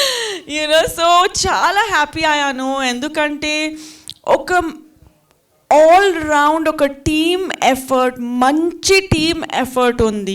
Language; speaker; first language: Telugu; non-native, fluent; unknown